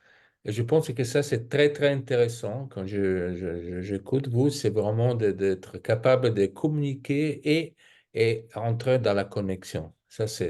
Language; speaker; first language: French; non-native, fluent; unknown